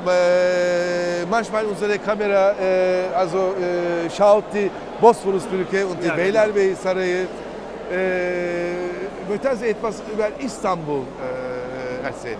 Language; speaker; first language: German; non-native, learner; Turkish